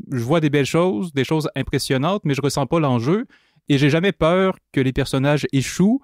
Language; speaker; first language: French; native; French